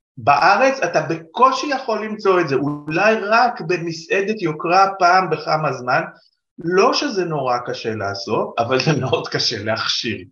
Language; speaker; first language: Hebrew; native; Hebrew